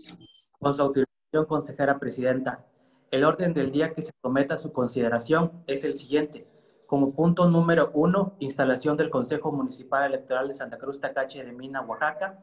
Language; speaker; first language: Spanish; native; Spanish